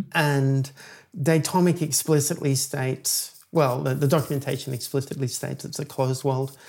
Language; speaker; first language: English; native; English